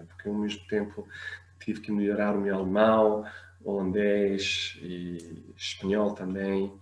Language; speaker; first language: Portuguese; non-native, fluent; Arabic